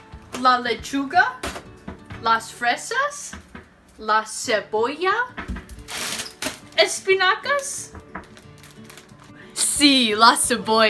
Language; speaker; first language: Spanish; non-native, learner; English